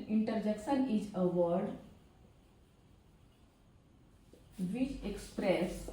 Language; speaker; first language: English; non-native, learner; Hindi